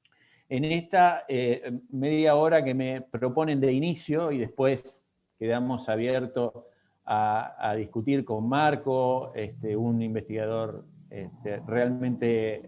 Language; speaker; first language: Spanish; native; Spanish